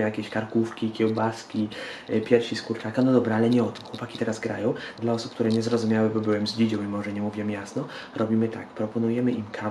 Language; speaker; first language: Polish; native; Polish